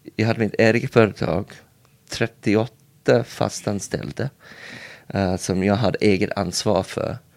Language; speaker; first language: Swedish; non-native, learner; English